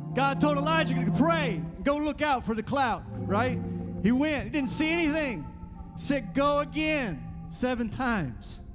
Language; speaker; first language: English; native; English